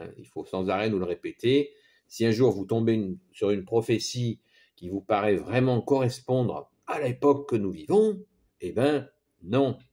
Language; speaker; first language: French; native; French